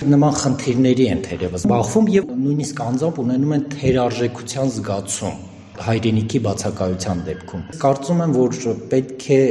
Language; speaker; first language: Armenian; native; Armenian